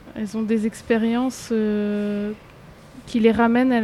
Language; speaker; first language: French; native; French